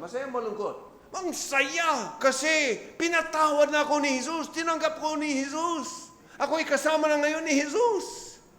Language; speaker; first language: Filipino; non-native, fluent; English